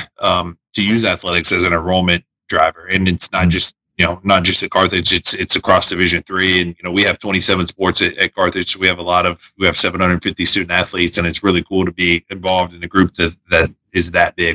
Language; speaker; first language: English; native; English